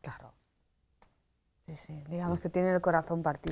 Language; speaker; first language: Spanish; native; Spanish